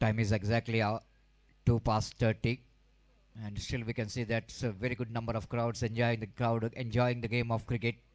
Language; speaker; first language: English; non-native, local second language; Kannada